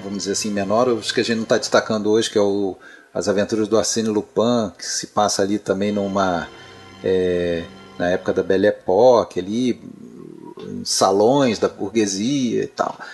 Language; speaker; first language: Portuguese; native; Portuguese